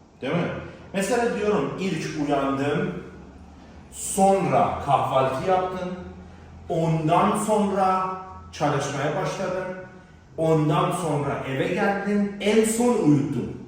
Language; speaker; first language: Turkish; non-native, learner; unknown